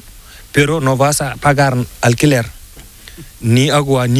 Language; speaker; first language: Spanish; non-native, learner; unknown